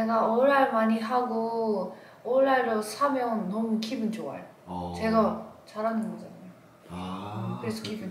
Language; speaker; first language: Korean; non-native, learner; Japanese